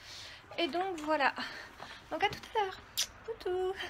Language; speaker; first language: French; native; French